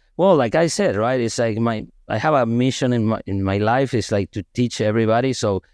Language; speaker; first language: English; non-native, fluent; Spanish